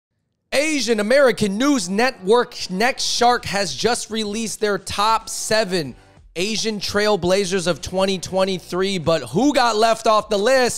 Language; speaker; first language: English; native; English